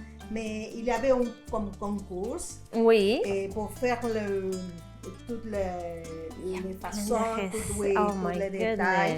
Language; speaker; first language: French; non-native, fluent; Spanish